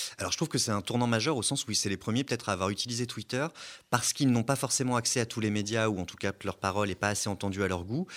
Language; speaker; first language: French; native; French